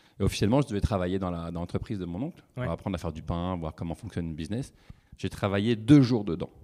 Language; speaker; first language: French; native; French